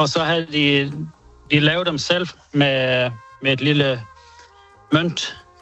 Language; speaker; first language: Danish; early bilingual, heritage; Swedish